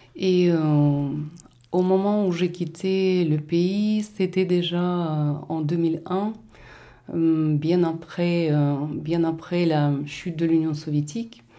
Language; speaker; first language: French; non-native, fluent; Russian